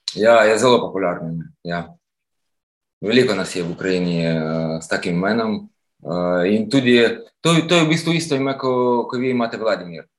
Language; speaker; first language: Slovenian; non-native, fluent; Ukrainian